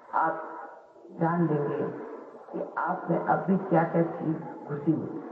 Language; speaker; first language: Hindi; non-native, local second language; Marathi